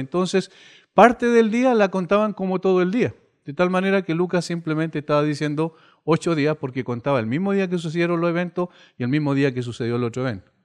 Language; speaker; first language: Spanish; native; Spanish